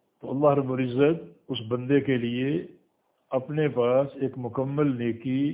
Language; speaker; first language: Urdu; native; Urdu